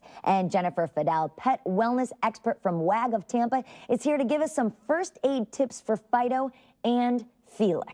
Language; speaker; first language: English; native; English